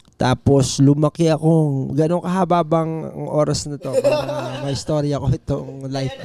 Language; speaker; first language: Filipino; early bilingual, other home language; English